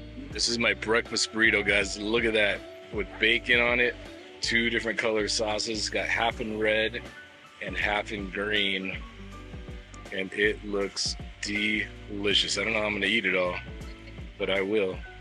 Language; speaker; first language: English; native; English